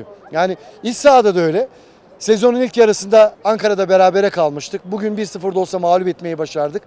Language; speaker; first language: Turkish; native; Turkish